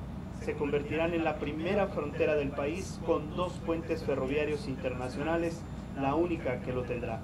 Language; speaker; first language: Spanish; native; Spanish